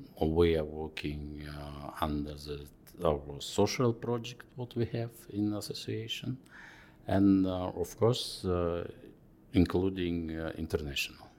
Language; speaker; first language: English; non-native, fluent; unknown